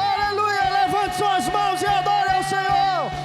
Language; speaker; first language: Portuguese; native; Portuguese